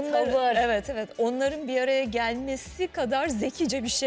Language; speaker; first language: Turkish; native; Turkish